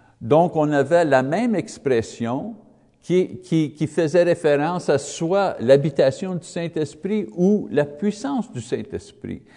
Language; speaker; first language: French; non-native, learner; English